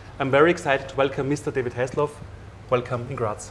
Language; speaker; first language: English; non-native, fluent; German